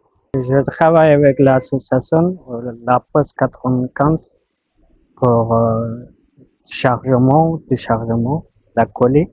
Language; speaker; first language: French; non-native, learner; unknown